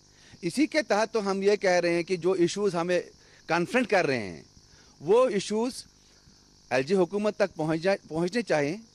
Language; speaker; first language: Hindi; non-native, local second language; Kashmiri